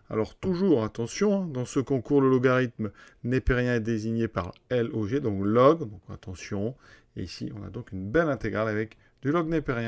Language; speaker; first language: French; native; French